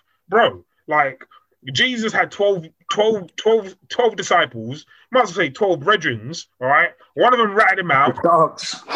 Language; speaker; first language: English; native; English